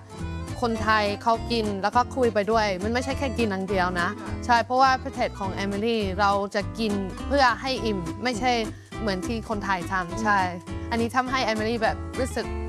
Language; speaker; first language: Thai; non-native, fluent; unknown